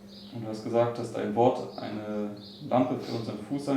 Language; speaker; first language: German; native; German